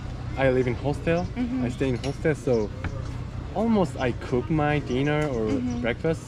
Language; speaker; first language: English; non-native, learner; Korean